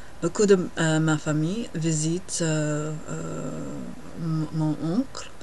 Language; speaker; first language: French; non-native, learner; English